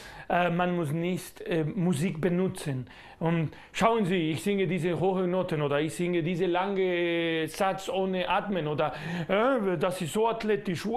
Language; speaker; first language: German; non-native, learner; Spanish